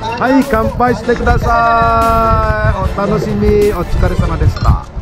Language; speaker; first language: Japanese; non-native, fluent; Balinese